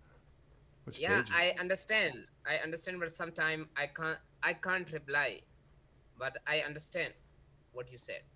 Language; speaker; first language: English; non-native, learner; Pashto